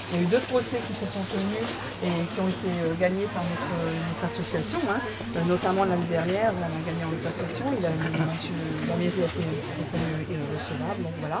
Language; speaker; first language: French; native; French